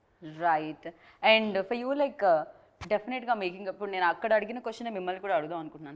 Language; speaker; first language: Telugu; native; Telugu